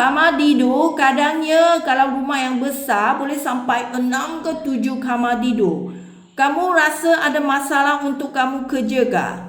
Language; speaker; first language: Indonesian; non-native, learner; Filipino